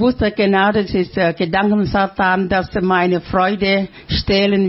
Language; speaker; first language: German; non-native, fluent; Thai